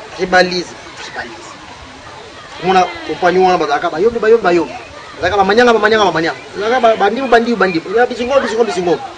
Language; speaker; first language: Lingala; non-native, local second language; Kongo